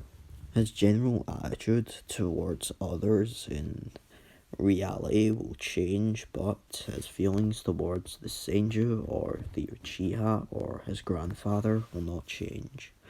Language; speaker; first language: English; native; English